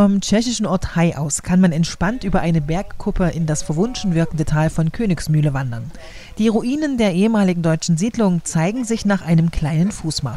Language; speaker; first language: German; native; German